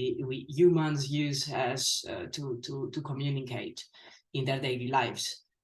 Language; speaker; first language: English; non-native, fluent; Italian